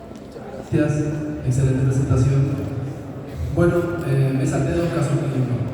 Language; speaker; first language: Spanish; native; Spanish